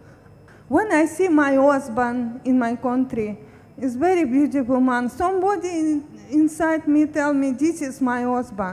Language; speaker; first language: English; non-native, learner; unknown